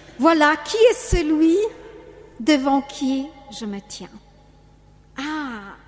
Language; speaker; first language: French; non-native, fluent; Polish